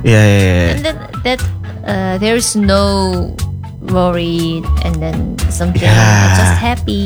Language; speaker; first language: English; non-native, learner; Korean